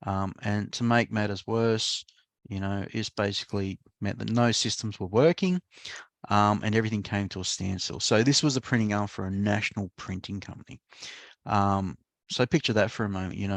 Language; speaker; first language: English; native; English